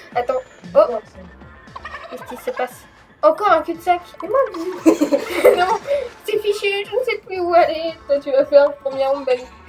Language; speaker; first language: French; native; French